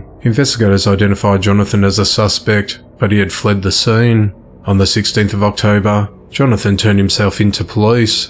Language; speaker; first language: English; native; English